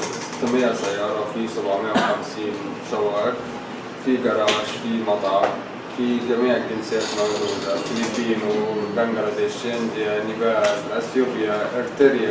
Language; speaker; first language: Arabic; non-native, learner; Bangla